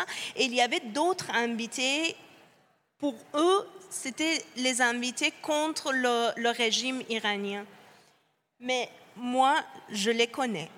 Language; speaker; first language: French; non-native, fluent; Persian